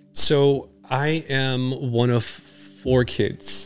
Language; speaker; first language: English; early bilingual, other home language; Spanish